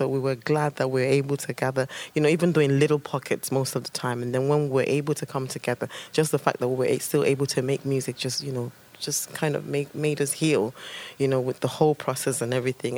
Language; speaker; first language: English; non-native, local second language; Ibibio